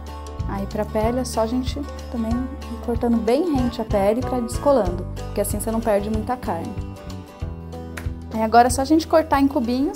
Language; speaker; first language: Portuguese; native; Portuguese